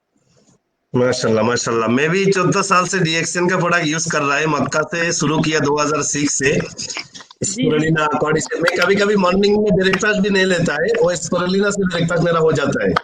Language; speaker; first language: Hindi; non-native, learner; Bangla